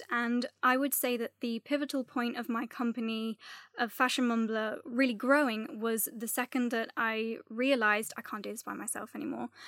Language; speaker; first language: English; native; English